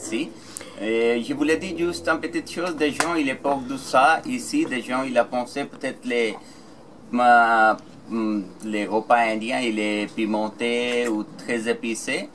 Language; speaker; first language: French; non-native, learner; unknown